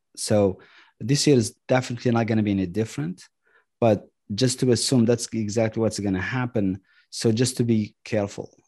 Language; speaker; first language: English; non-native, fluent; Arabic